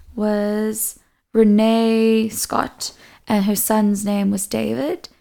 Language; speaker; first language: English; non-native, local second language; Portuguese